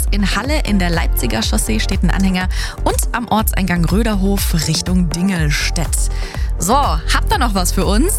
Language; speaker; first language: German; native; German